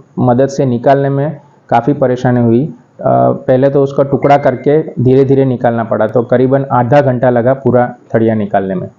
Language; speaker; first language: Hindi; non-native, local second language; Gujarati